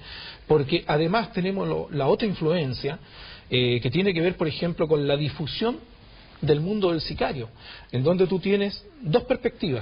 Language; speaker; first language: Spanish; native; Spanish